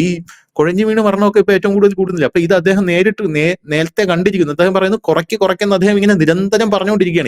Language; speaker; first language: Malayalam; native; Malayalam